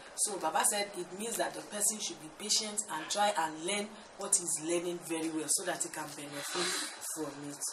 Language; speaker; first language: English; non-native, local second language; Yoruba